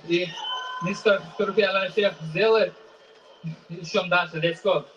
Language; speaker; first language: Russian; non-native, fluent; Uzbek